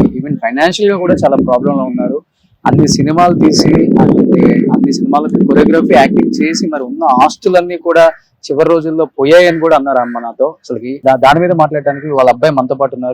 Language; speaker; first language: Telugu; native; Telugu